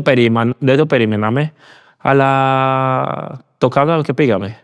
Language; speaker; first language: Greek; non-native, learner; Spanish